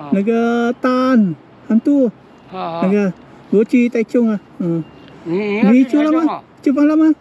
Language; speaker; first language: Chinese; non-native, learner; Filipino